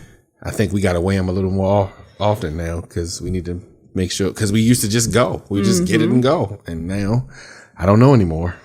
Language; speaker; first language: English; native; English